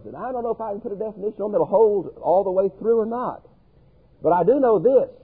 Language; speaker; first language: English; native; English